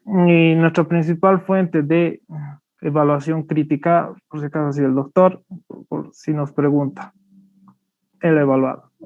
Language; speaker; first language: Spanish; native; Spanish